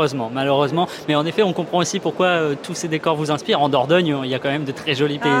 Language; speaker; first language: French; native; French